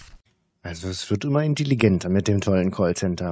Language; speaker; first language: German; native; German